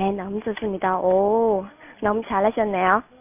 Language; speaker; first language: Korean; non-native, fluent; Chinese